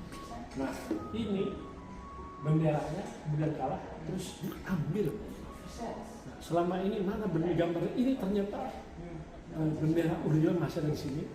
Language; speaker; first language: Indonesian; native; Indonesian